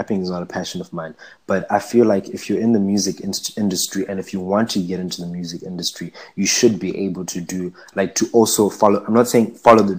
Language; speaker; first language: English; non-native, local second language; Shona